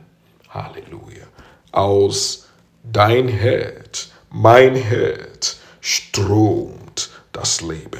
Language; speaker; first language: German; non-native, fluent; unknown